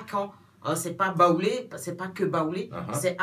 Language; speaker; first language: French; non-native, local second language; Baoulé